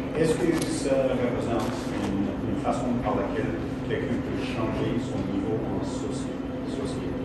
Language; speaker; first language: French; non-native, learner; English